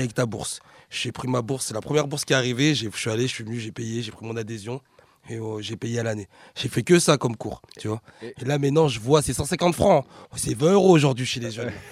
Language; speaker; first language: French; native; French